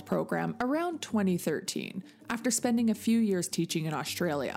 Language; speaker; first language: English; native; English